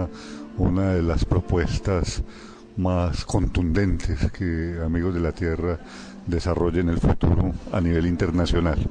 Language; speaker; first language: Spanish; native; Spanish